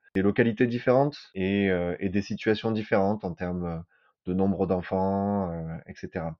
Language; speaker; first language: French; native; French